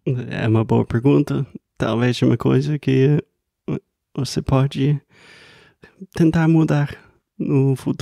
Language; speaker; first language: Portuguese; non-native, fluent; English